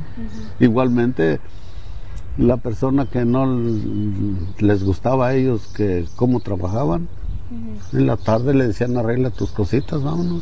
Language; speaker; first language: Spanish; native; Spanish